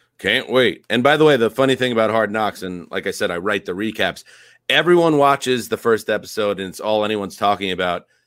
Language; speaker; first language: English; native; English